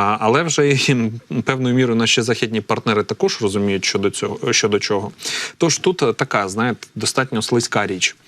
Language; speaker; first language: Ukrainian; native; Ukrainian